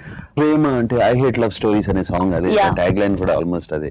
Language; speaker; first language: Telugu; native; Telugu